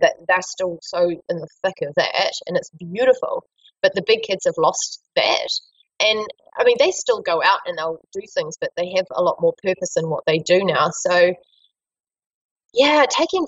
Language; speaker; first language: English; native; English